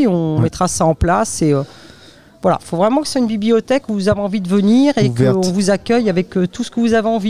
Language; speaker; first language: French; native; French